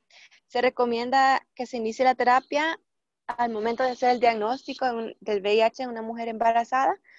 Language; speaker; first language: Spanish; native; Spanish